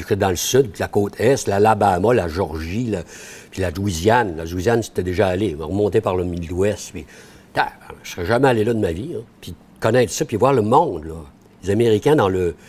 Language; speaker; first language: French; native; French